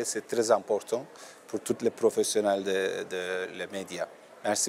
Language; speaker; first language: French; non-native, learner; Turkish